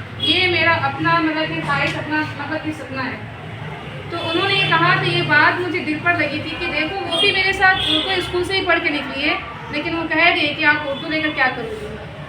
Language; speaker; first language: Urdu; native; Urdu